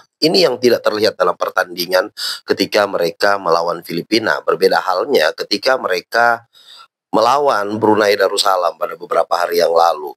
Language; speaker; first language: Indonesian; native; Indonesian